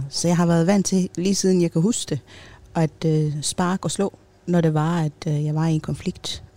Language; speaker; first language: Danish; early bilingual, other home language; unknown